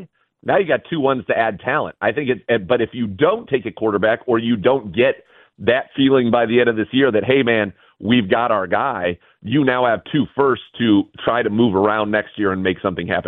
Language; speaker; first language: English; native; English